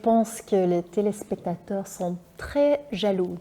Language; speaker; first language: French; non-native, local second language; Dutch